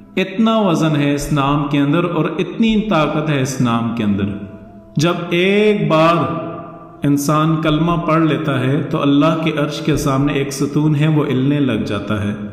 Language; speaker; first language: Urdu; non-native, local second language; Northern Hindko